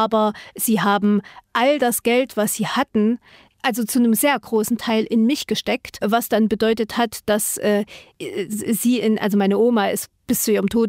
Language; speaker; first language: German; native; German